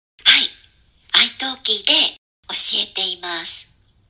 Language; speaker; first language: Japanese; native; Japanese